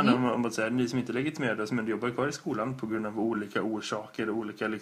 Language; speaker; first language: Swedish; native; Swedish